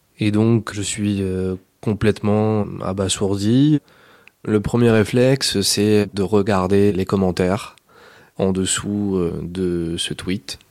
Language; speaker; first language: French; native; French